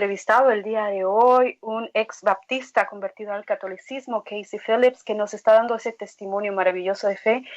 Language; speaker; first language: Spanish; native; Spanish